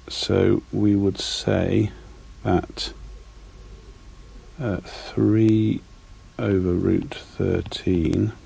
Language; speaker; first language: English; native; English